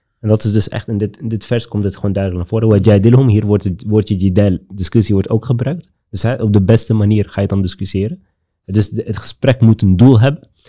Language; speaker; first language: Dutch; early bilingual, other home language; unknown